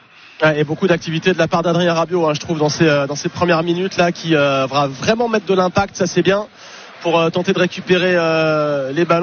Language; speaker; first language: French; native; French